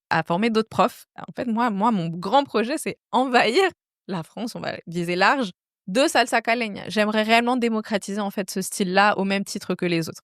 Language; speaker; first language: French; native; French